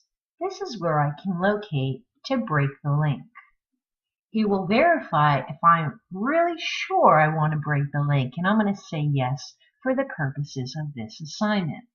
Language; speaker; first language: English; native; English